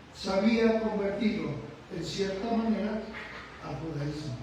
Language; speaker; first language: Spanish; native; Spanish